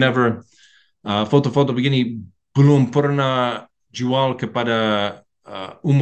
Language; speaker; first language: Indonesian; non-native, learner; English